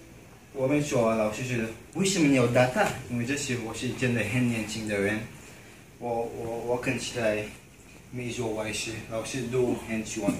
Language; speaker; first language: Chinese; non-native, learner; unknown